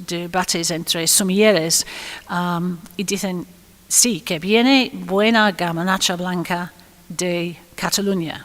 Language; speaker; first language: Spanish; non-native, fluent; English